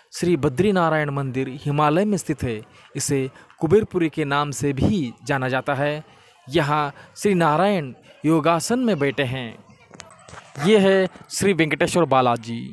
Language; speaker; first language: Hindi; non-native, local second language; Kannada